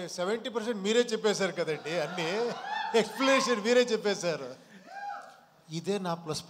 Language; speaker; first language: Telugu; non-native, local second language; Kannada